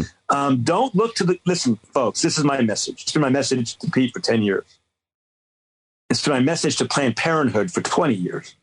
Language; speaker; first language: English; native; English